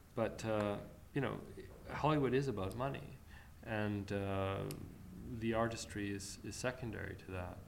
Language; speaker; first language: English; early bilingual, other home language; Armenian